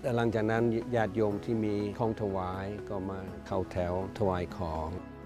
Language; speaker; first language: Thai; non-native, fluent; English